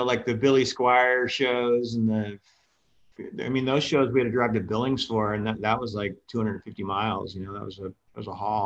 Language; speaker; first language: English; native; English